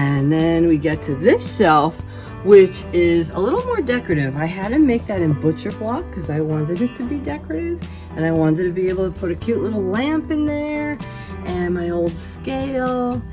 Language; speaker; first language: English; native; English